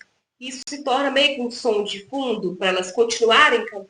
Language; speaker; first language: Portuguese; native; Portuguese